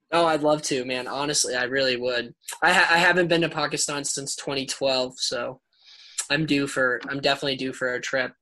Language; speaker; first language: English; early bilingual, other home language; Urdu